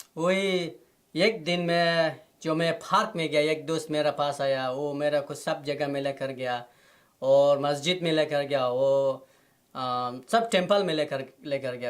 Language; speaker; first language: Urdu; non-native, learner; Persian